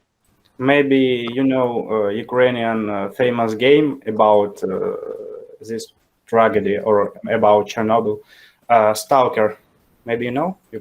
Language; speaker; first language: English; non-native, learner; Ukrainian